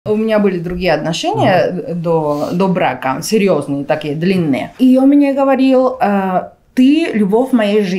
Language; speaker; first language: Russian; non-native, fluent; Spanish